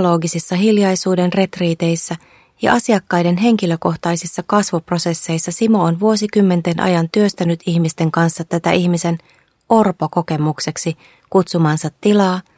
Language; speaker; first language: Finnish; native; Finnish